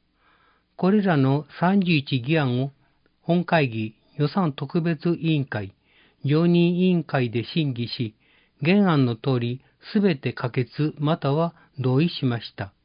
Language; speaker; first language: Japanese; native; Japanese